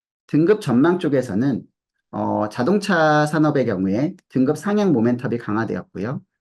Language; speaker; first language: Korean; native; Korean